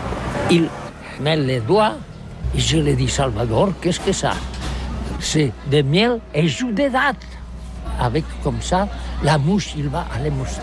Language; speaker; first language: French; non-native, learner; Catalan